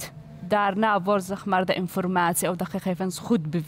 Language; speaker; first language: Dutch; non-native, learner; Arabic